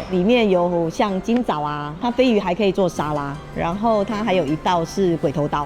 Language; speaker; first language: Chinese; native; Chinese